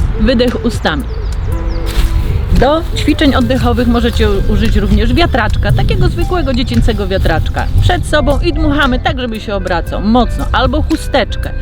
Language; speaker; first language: Polish; native; Polish